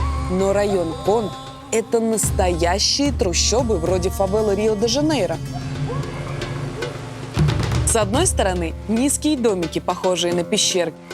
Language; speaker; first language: Russian; native; Russian